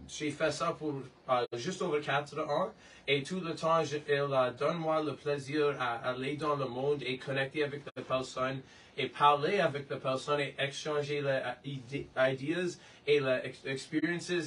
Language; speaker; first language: French; non-native, learner; English